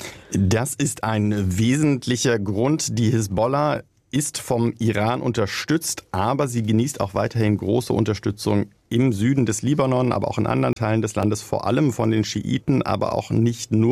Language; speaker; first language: German; native; German